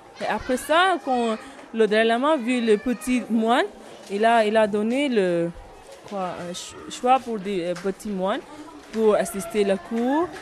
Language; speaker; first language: French; non-native, learner; Tibetan